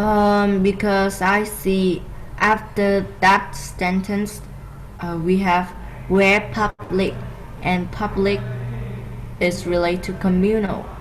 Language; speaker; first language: English; non-native, learner; Vietnamese